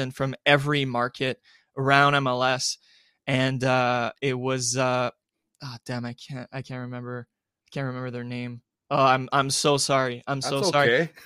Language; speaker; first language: English; non-native, fluent; French